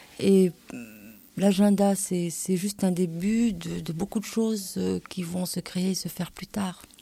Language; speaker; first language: French; non-native, local second language; Arabic